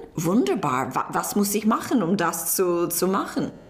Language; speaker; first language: German; non-native, learner; English